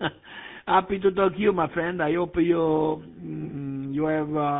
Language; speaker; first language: English; non-native, learner; Italian